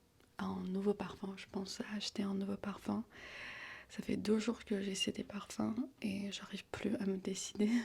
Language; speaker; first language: French; non-native, fluent; Armenian